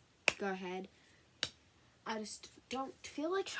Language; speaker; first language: English; native; English